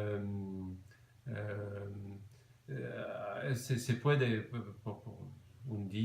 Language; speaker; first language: Spanish; non-native, fluent; French